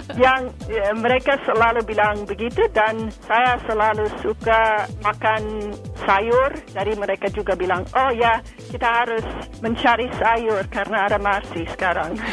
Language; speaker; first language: Indonesian; non-native, fluent; English